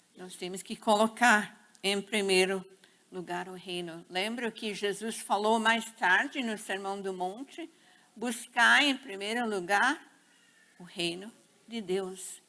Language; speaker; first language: Portuguese; non-native, fluent; English